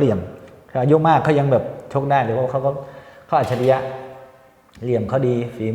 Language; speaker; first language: Thai; native; Thai